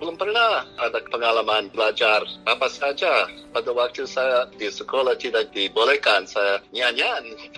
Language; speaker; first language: Indonesian; non-native, fluent; English